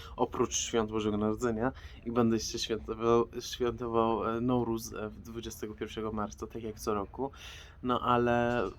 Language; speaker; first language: Polish; non-native, fluent; Persian